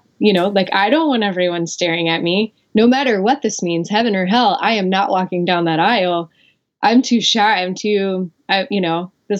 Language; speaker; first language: English; native; English